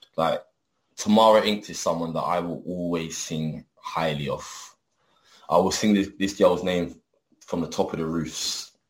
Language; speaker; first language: English; native; English